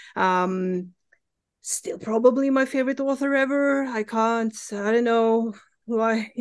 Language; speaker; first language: English; non-native, fluent; Norwegian